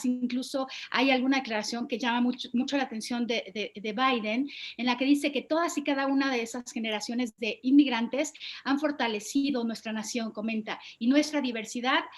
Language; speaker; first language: Spanish; native; Spanish